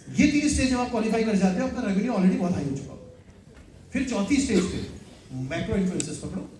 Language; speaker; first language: Hindi; native; Hindi